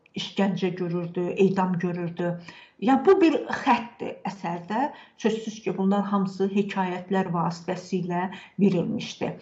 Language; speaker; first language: Azerbaijani; native; Azerbaijani